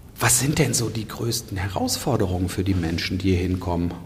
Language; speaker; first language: German; native; German